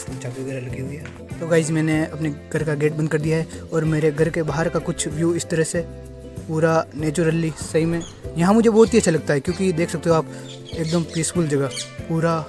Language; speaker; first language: Hindi; non-native, local second language; Rajasthani